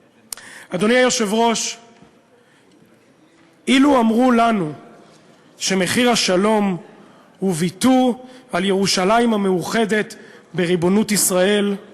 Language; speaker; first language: Hebrew; native; Hebrew